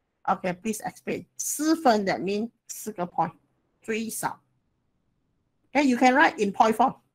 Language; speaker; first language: English; non-native, local second language; Chinese